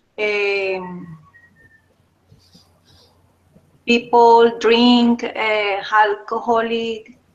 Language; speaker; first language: English; non-native, learner; Spanish